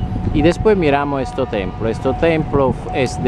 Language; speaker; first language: Spanish; non-native, learner; Italian